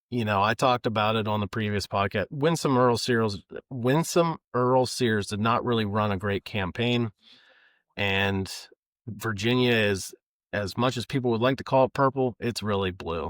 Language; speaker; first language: English; native; English